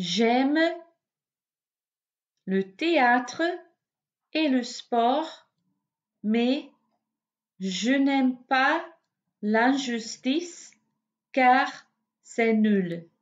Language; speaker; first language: French; non-native, fluent; English